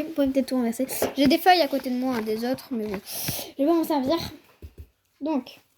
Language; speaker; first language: French; native; French